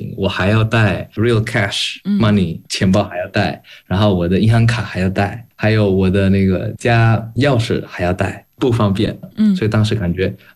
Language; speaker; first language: Chinese; non-native, fluent; Indonesian